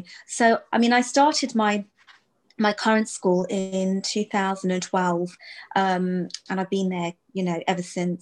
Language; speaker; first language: English; native; English